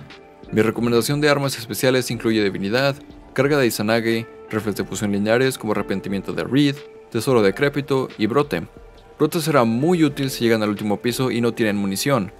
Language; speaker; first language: Spanish; native; Spanish